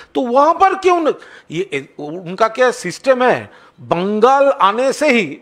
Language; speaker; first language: Hindi; non-native, local second language; Bangla